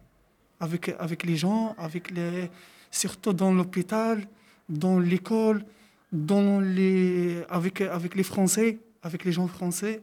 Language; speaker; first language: French; non-native, local second language; Arabic